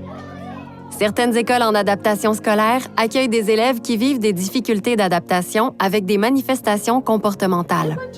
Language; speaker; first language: French; native; French